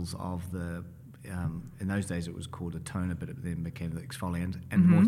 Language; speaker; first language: English; native; English